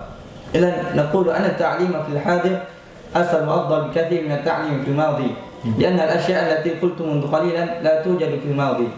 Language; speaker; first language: Arabic; non-native, learner; Indonesian